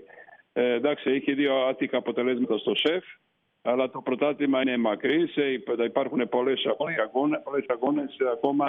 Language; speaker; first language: Greek; non-native, fluent; Slovenian